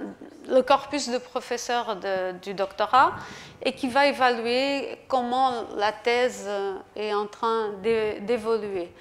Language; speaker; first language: French; non-native, fluent; Portuguese